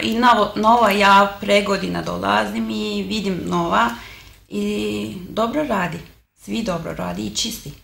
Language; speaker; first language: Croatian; non-native, learner; Turkish